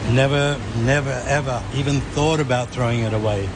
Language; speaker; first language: English; early bilingual, other home language; Swedish